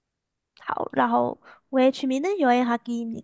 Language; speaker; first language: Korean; non-native, fluent; Chinese